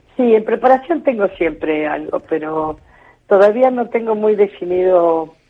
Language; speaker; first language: Spanish; native; Spanish